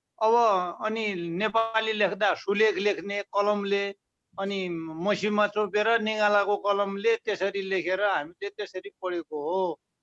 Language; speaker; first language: Nepali; non-native, local second language; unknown